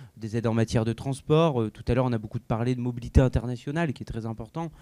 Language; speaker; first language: French; native; French